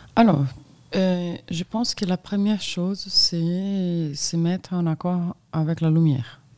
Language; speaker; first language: French; non-native, fluent; Portuguese